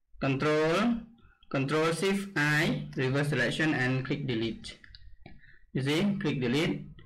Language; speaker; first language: English; non-native, learner; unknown